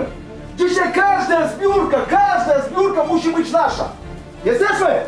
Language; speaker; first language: Polish; non-native, fluent; Russian